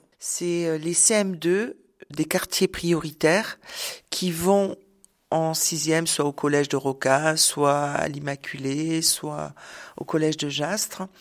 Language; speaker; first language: French; native; French